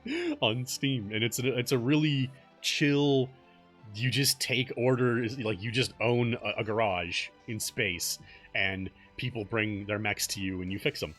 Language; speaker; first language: English; native; English